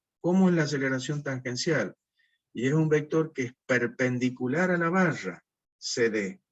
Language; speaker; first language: Spanish; native; Spanish